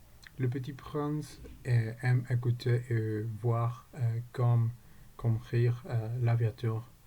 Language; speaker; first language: French; non-native, learner; Spanish